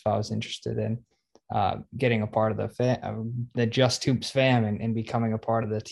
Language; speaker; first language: English; native; English